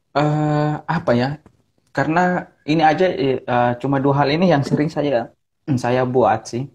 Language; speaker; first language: Indonesian; native; Indonesian